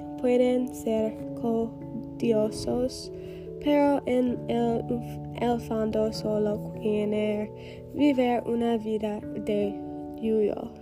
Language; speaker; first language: Spanish; non-native, learner; English